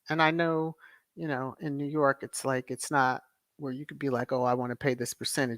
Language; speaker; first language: English; native; English